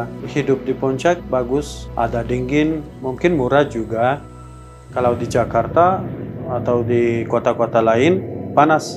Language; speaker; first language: Indonesian; non-native, learner; Persian